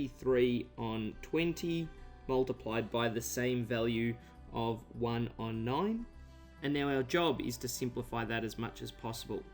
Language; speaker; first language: English; native; English